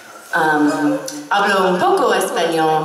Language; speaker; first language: Spanish; non-native, learner; English